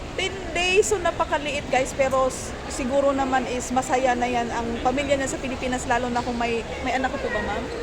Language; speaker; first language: Filipino; non-native, local second language; Cebuano